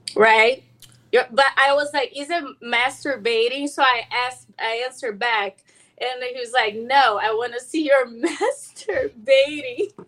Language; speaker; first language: English; non-native, fluent; Portuguese